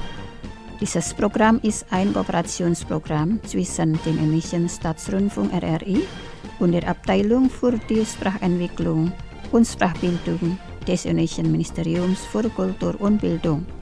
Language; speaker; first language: German; non-native, fluent; Indonesian